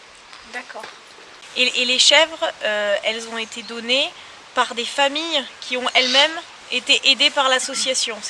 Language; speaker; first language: French; native; French